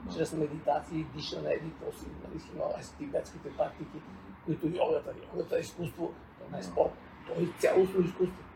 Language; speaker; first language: Bulgarian; native; Bulgarian